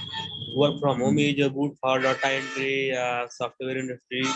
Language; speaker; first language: English; non-native, learner; Hindi